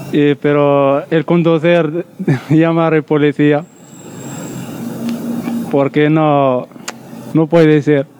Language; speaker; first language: Spanish; non-native, learner; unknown